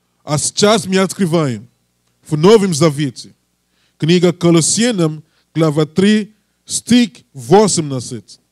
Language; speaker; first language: Russian; non-native, learner; English